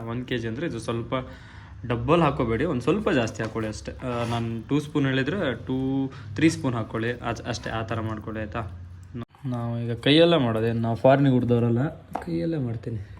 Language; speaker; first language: Kannada; native; Kannada